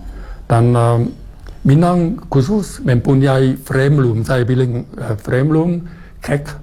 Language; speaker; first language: Indonesian; non-native, fluent; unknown